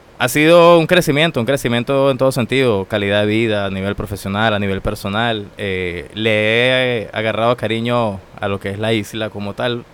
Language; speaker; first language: Spanish; native; Spanish